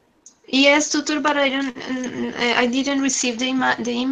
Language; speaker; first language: English; non-native, learner; Spanish